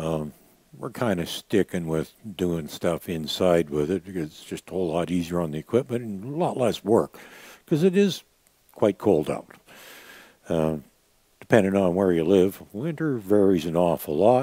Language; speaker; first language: English; native; English